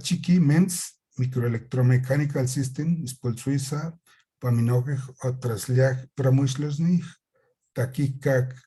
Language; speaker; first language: Russian; non-native, fluent; Spanish